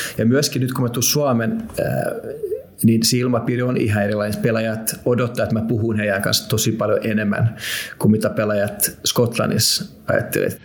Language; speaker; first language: Finnish; non-native, local second language; Swedish